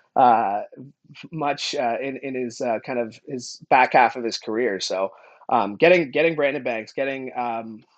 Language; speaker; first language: English; native; English